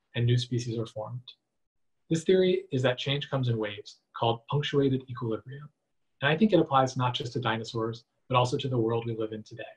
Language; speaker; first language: English; native; English